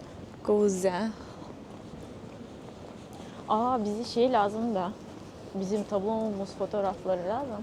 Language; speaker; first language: Turkish; non-native, learner; Russian